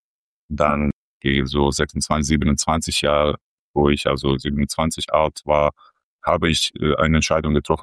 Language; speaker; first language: German; non-native, fluent; Croatian